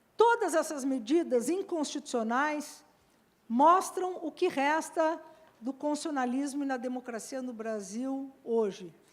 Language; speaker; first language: Portuguese; native; Portuguese